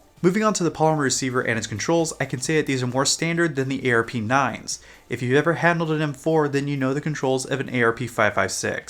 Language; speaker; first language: English; native; English